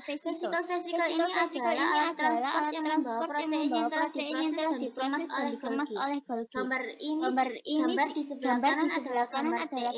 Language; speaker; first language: Indonesian; native; Indonesian